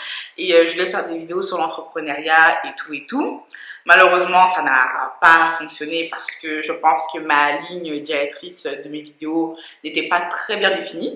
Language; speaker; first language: French; native; French